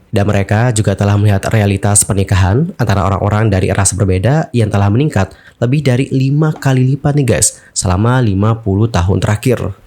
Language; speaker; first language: Indonesian; native; Indonesian